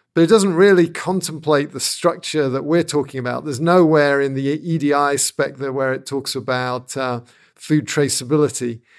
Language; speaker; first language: English; native; English